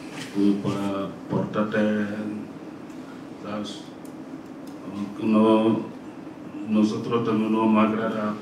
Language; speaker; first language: Spanish; non-native, learner; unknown